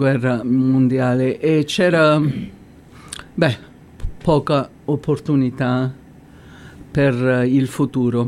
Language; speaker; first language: Italian; native; Italian